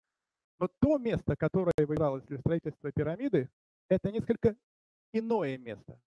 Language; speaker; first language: Czech; non-native, learner; Russian